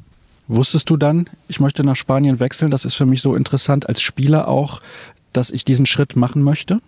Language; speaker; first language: German; native; German